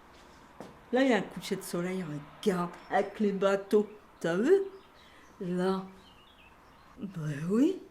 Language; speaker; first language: French; native; French